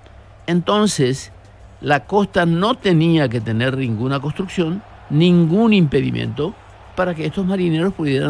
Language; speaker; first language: Spanish; native; Spanish